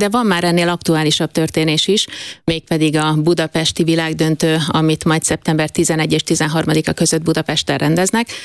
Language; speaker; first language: Hungarian; native; Hungarian